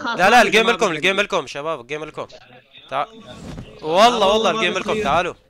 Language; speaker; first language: Arabic; native; Arabic